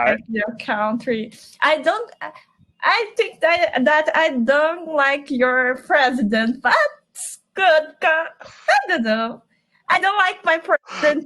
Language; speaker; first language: English; non-native, learner; Portuguese